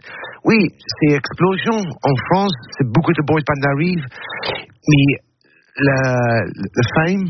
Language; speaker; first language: French; non-native, learner; English